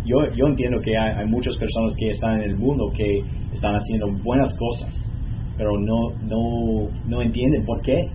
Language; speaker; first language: Spanish; non-native, learner; English